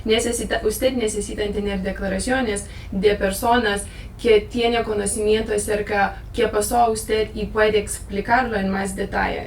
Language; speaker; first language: Spanish; non-native, learner; Lithuanian